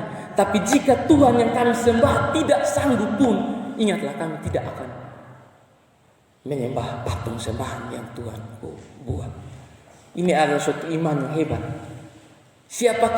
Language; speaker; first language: Indonesian; non-native, local second language; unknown